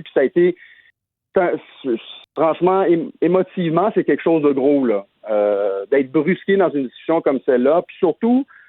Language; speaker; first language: French; native; French